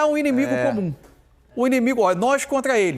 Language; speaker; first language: Portuguese; native; Portuguese